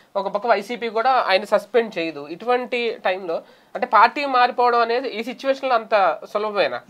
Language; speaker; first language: Telugu; native; Telugu